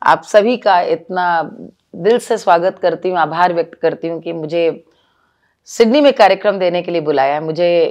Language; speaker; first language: Hindi; native; Hindi